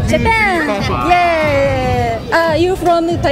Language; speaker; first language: English; non-native, learner; Japanese